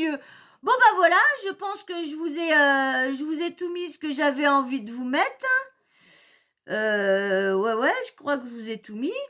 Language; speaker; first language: French; native; French